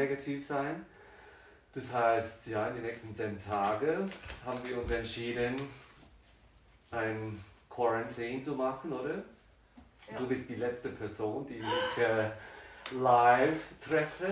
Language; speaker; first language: German; non-native, fluent; French